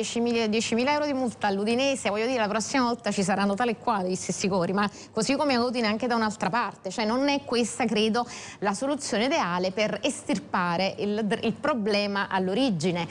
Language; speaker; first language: Italian; native; Italian